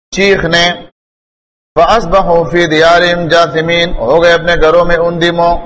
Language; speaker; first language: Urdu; non-native, local second language; Pashto